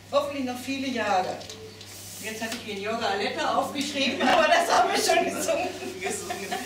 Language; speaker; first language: German; native; German